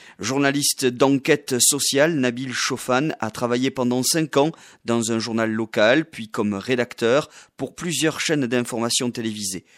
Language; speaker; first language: French; native; French